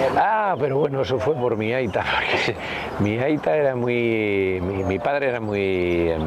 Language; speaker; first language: Spanish; native; Spanish